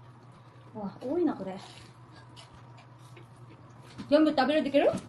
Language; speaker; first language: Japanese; non-native, learner; Filipino